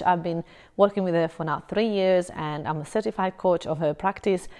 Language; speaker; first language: English; non-native, fluent; Italian